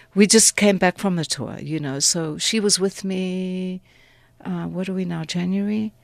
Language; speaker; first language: English; native; English